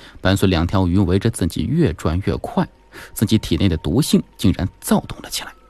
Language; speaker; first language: Chinese; native; Chinese